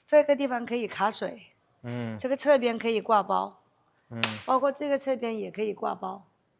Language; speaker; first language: Chinese; native; Chinese